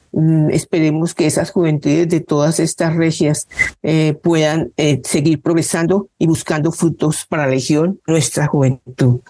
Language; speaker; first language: Spanish; native; Spanish